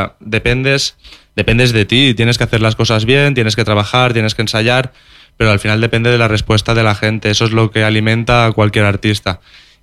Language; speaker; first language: Spanish; non-native, local second language; Catalan